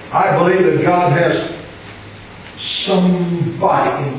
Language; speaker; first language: English; native; English